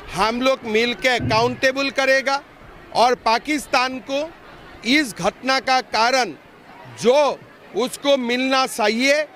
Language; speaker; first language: Hindi; non-native, local second language; Assamese